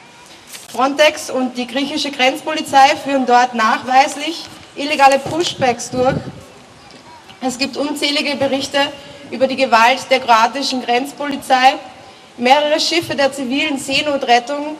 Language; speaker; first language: German; native; German